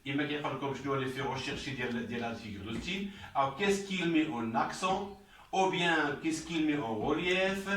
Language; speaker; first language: French; non-native, local second language; Arabic